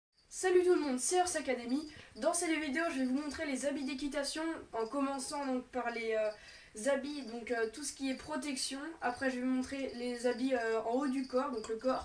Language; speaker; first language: French; native; French